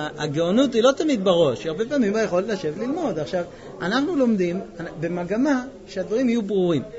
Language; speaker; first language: Hebrew; non-native, fluent; English